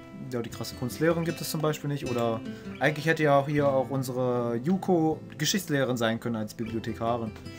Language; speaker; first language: German; native; German